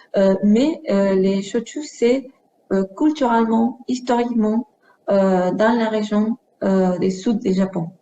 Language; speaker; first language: French; non-native, fluent; Spanish